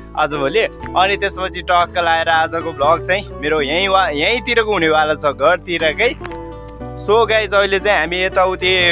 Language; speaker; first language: Nepali; non-native, local second language; Eastern Tamang